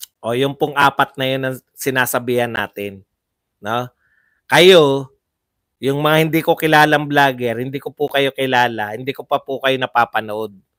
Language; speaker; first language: Filipino; native; Filipino